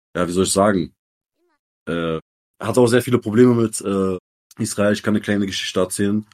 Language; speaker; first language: German; early bilingual, other home language; Arabic